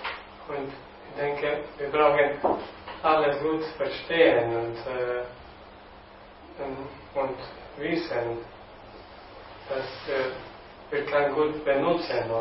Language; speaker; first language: German; non-native, learner; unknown